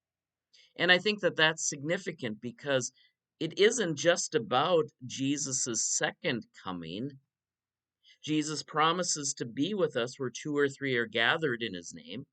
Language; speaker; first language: English; native; English